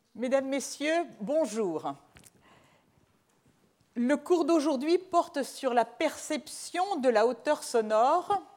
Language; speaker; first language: French; native; French